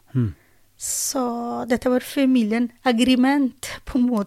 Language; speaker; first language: Norwegian; non-native, learner; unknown